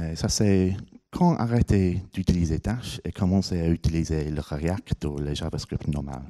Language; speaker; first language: French; non-native, fluent; English